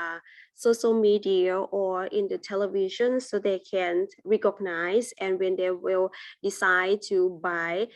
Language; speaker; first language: English; non-native, learner; Thai